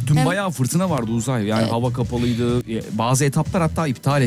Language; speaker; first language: Turkish; native; Turkish